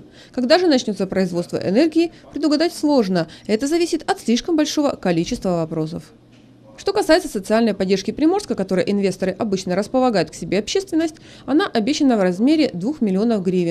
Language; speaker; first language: Russian; native; Russian